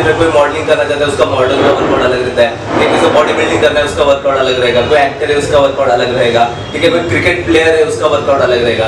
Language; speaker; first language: Hindi; native; Hindi